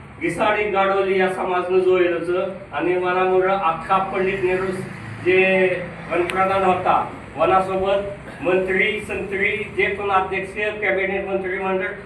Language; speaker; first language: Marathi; non-native, local second language; Rajasthani